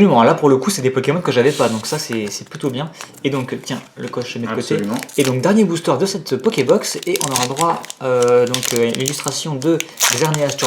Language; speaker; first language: French; native; French